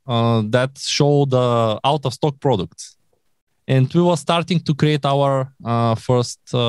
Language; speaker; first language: English; non-native, learner; Bulgarian